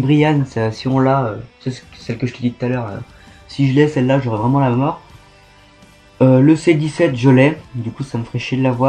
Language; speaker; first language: French; native; French